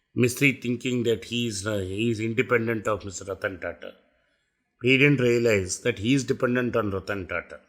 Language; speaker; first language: English; non-native, local second language; Tamil